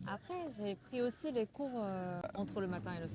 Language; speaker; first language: French; non-native, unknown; Korean